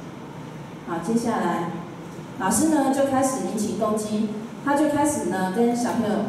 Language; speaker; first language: Chinese; native; Chinese